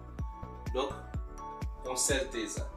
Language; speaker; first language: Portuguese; non-native, fluent; Haitian Creole